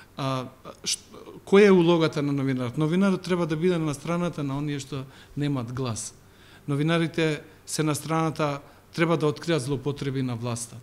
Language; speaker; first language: Macedonian; non-native, local second language; Albanian